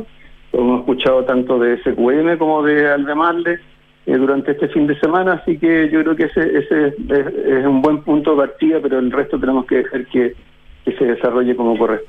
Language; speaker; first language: Spanish; native; Spanish